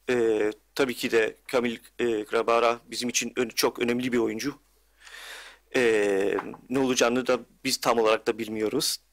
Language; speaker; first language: Turkish; early bilingual, heritage; Turkish